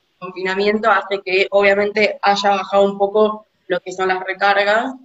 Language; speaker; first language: Spanish; native; Spanish